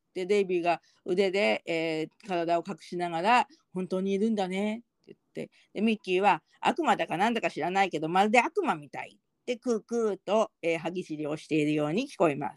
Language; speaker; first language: Japanese; native; Japanese